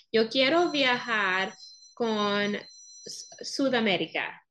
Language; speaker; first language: Spanish; non-native, learner; English